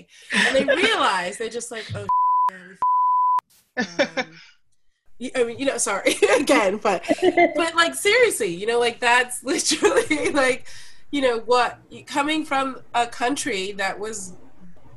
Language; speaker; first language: English; native; English